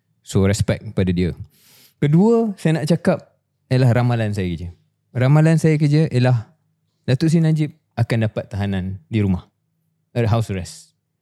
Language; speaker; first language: Malay; native; Malay